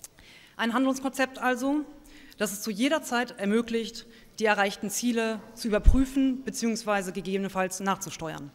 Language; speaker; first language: German; native; German